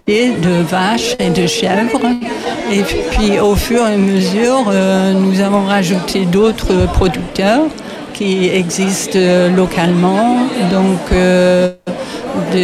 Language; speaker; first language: French; non-native, fluent; English